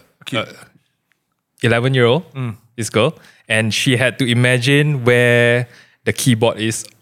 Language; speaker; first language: English; non-native, local second language; Min Nan Chinese